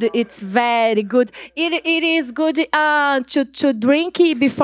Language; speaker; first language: English; non-native, learner; Portuguese